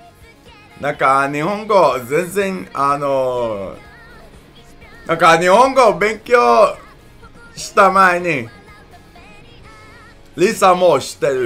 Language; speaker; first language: Japanese; non-native, learner; English